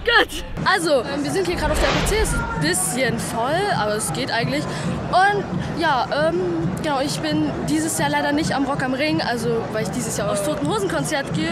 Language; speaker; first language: German; native; German